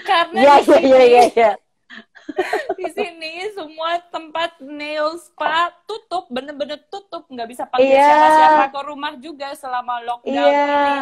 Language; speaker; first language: Indonesian; early bilingual, heritage; Indonesian